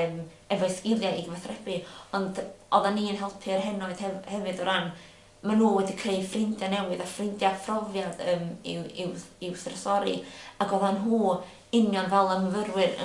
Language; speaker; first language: Welsh; native; Welsh